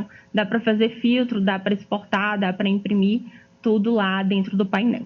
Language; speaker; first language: Portuguese; native; Portuguese